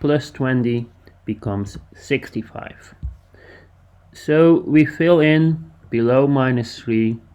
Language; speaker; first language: English; non-native, fluent; Dutch